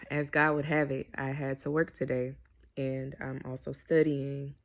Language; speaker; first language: English; native; English